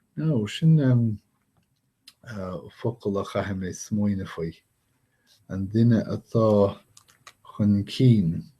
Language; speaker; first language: Irish; non-native, fluent; English